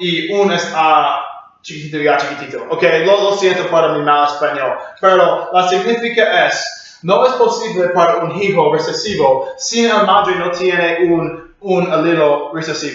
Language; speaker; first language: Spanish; non-native, learner; English